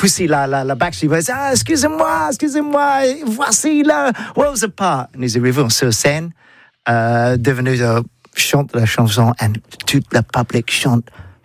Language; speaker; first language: French; non-native, learner; English